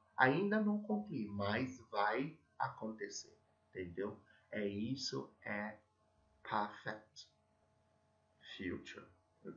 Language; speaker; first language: Portuguese; non-native, fluent; English